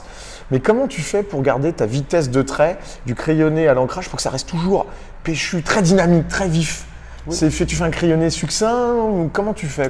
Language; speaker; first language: French; native; French